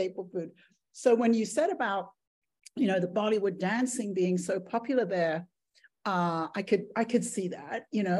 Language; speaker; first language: English; native; English